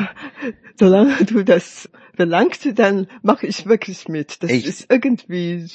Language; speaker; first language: German; non-native, fluent; Chinese